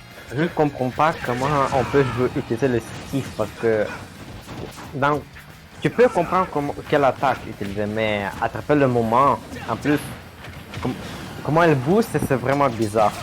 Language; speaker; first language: French; non-native, learner; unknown